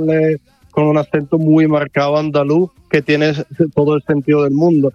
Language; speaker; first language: Spanish; non-native, fluent; Italian